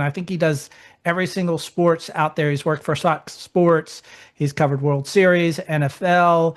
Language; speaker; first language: English; native; English